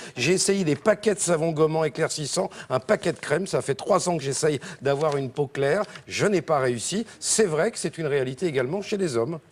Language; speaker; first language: French; native; French